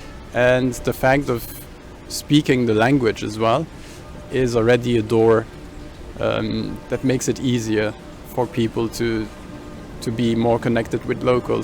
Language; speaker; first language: English; early bilingual, other home language; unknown